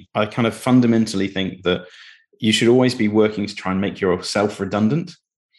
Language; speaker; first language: English; native; English